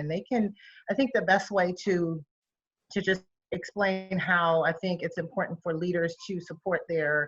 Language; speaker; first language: English; native; English